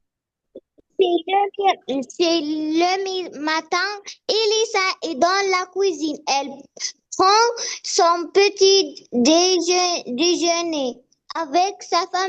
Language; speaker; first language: French; non-native, learner; Arabic